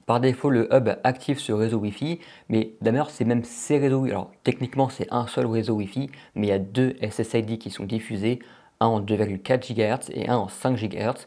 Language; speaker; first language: French; native; French